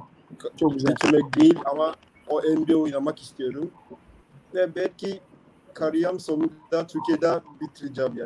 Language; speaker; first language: Turkish; non-native, learner; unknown